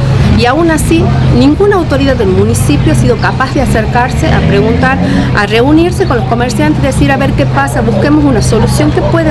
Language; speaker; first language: Spanish; native; Spanish